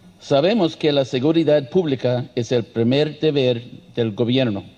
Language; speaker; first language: Spanish; non-native, learner; English